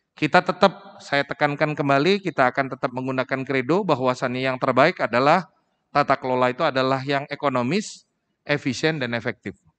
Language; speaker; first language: Indonesian; native; Indonesian